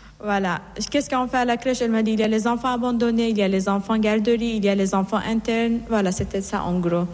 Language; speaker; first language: French; non-native, fluent; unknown